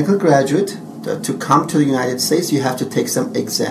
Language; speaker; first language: English; non-native, fluent; Turkish